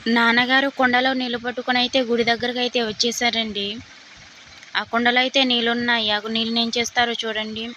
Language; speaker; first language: Telugu; non-native, local second language; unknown